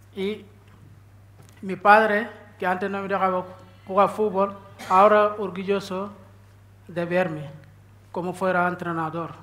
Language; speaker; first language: Spanish; non-native, learner; Wolof